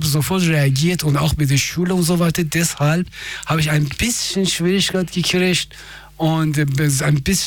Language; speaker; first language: German; non-native, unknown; Persian